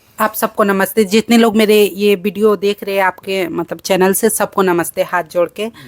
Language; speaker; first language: Hindi; early bilingual, other home language; Bangla